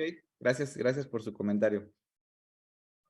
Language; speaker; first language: Spanish; native; Spanish